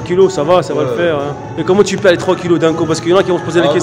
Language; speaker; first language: French; native; French